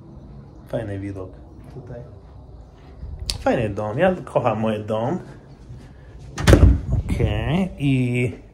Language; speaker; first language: Polish; non-native, learner; English